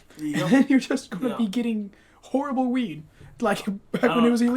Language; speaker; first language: English; native; English